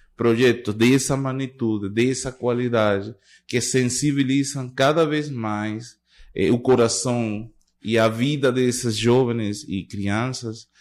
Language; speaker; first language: Portuguese; non-native, fluent; Spanish